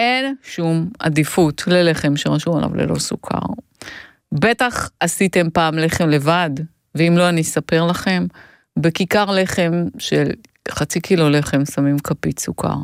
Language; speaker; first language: Hebrew; native; Hebrew